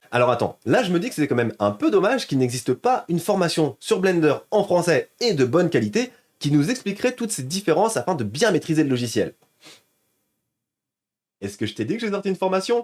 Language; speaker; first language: French; native; French